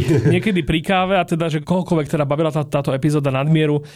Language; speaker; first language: Slovak; native; Slovak